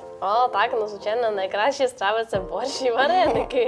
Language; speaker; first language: Polish; non-native, learner; Ukrainian